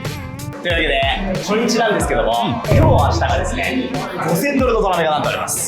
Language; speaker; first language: Japanese; native; Japanese